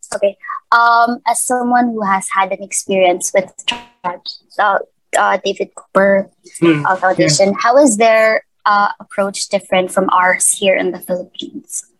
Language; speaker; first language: English; non-native, local second language; Cebuano